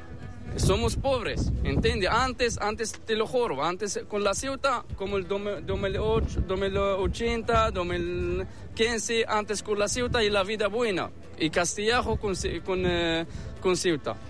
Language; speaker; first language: Spanish; non-native, learner; Arabic